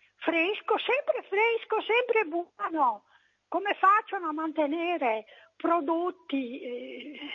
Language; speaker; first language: Italian; native; Italian